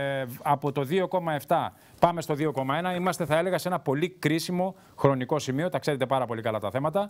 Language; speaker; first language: Greek; native; Greek